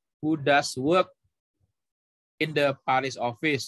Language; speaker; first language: English; non-native, fluent; Indonesian